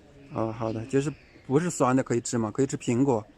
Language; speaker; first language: Chinese; native; Chinese